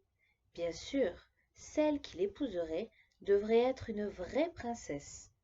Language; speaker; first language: French; native; French